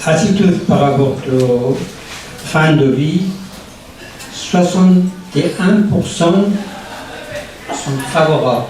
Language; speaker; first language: French; non-native, learner; Persian